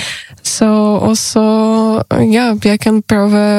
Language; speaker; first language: Norwegian; non-native, learner; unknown